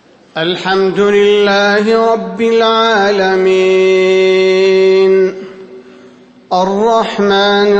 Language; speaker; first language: Arabic; native; Arabic